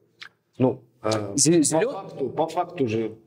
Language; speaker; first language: Russian; native; Russian